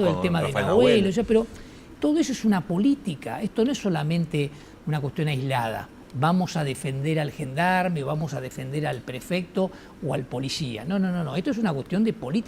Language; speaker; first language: Spanish; native; Spanish